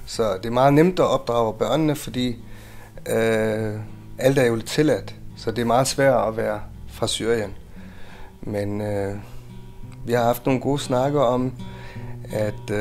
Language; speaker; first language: Danish; early bilingual, other home language; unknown